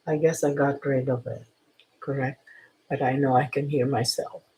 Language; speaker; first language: English; non-native, local second language; Filipino